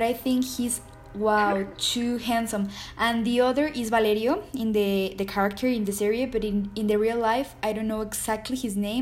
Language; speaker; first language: English; non-native, learner; Spanish